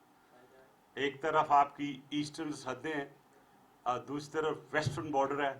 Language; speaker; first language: Urdu; native; Urdu